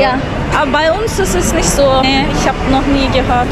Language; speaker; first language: German; non-native, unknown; Turkish